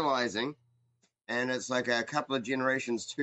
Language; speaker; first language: English; native; English